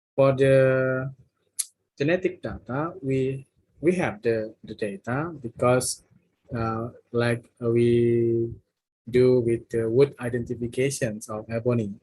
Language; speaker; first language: English; non-native, fluent; Indonesian